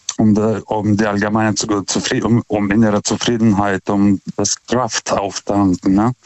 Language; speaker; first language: German; non-native, fluent; Lithuanian